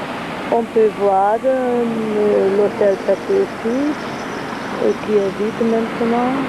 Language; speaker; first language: French; non-native, fluent; Hungarian